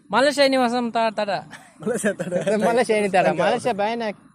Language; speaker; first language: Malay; non-native, learner; Bangla